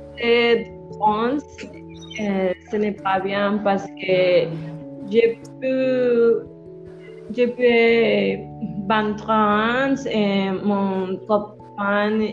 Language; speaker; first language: French; non-native, learner; Spanish